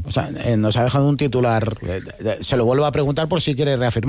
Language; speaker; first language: Spanish; native; Spanish